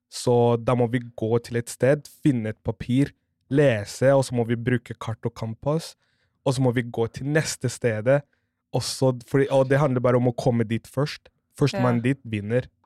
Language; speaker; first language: Norwegian; non-native, fluent; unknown